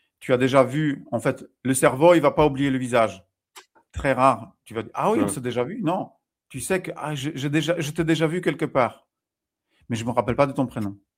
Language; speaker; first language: French; non-native, fluent; Polish